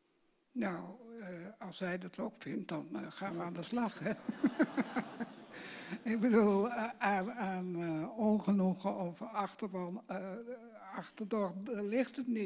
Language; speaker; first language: Dutch; native; Dutch